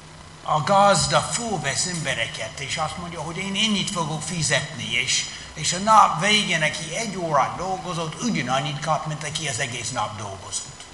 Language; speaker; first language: Hungarian; non-native, fluent; English